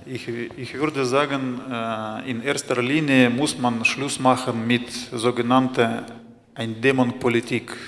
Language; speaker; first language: German; non-native, fluent; Russian